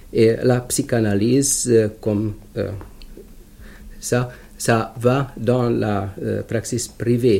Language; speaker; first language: French; non-native, fluent; Hungarian